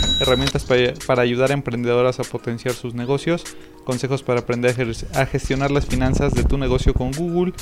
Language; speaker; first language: Spanish; native; Spanish